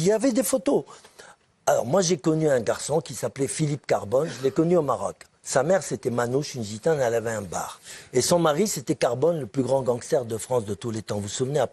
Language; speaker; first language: French; native; French